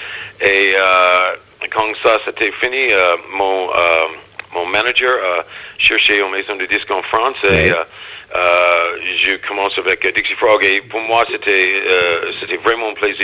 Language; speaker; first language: French; non-native, learner; English